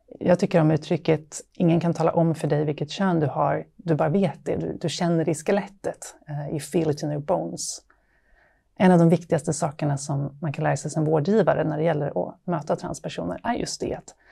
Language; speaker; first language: Swedish; native; Swedish